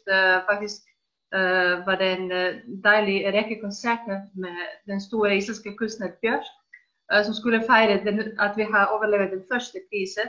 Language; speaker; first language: Swedish; non-native, fluent; Icelandic